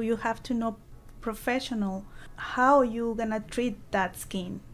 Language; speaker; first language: English; non-native, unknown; Spanish